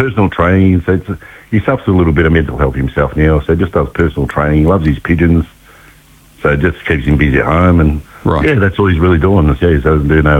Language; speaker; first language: English; native; English